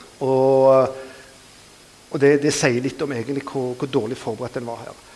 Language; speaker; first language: Norwegian; native; Norwegian